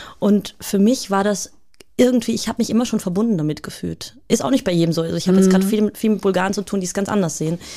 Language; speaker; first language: German; early bilingual, other home language; Bulgarian